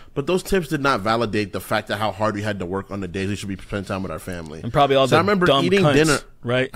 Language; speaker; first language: English; native; English